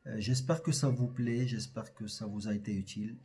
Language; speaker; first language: French; non-native, local second language; Arabic